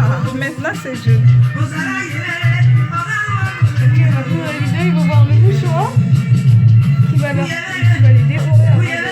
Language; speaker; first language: French; non-native, learner; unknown